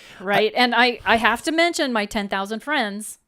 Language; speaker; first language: English; native; English